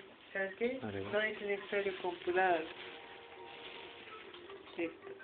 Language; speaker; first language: Spanish; non-native, learner; Japanese